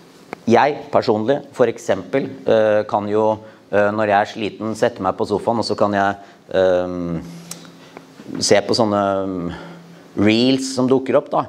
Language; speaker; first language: Norwegian; native; Norwegian